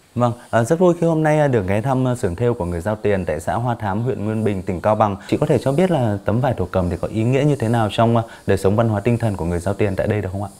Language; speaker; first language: Vietnamese; native; Vietnamese